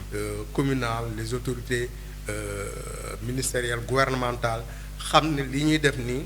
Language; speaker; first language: Wolof; non-native, local second language; Mandingo